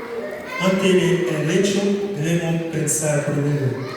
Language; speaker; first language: Spanish; non-native, fluent; Haitian Creole